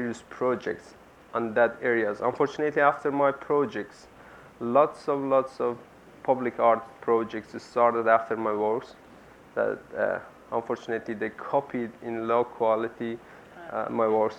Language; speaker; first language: English; non-native, learner; Persian